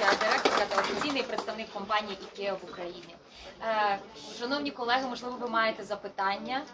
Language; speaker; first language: Ukrainian; native; Ukrainian